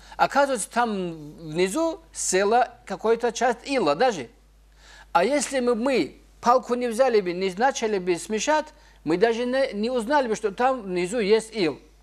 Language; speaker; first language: Russian; non-native, local second language; Avaric